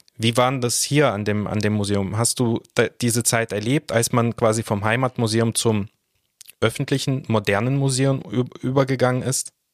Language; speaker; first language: German; early bilingual, other home language; Russian